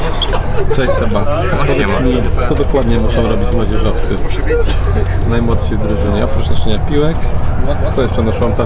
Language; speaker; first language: Polish; native; Polish